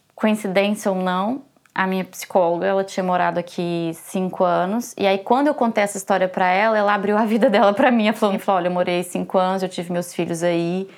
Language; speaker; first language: Portuguese; native; Portuguese